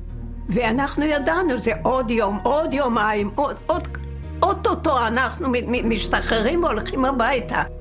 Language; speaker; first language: Hebrew; non-native, fluent; Yiddish